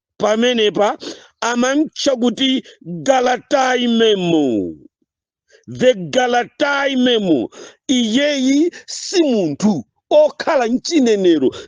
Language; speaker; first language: Nyanja; non-native, local second language; Yao